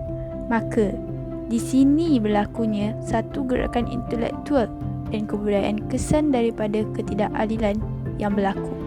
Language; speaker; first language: Malay; native; Malay